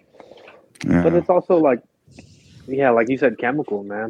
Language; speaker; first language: English; early bilingual, other home language; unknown